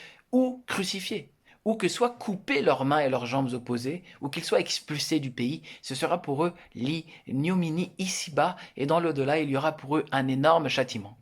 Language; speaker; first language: French; native; French